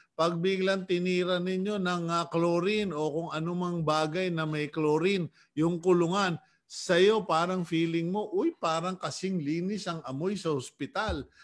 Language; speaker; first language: Filipino; native; Filipino